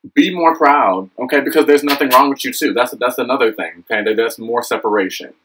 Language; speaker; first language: English; native; English